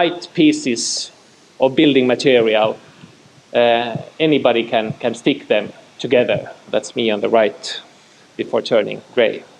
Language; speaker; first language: English; non-native, fluent; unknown